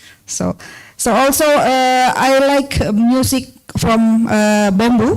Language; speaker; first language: English; non-native, learner; Indonesian